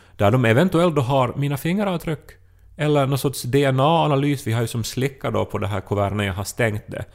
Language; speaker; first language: Swedish; native; Swedish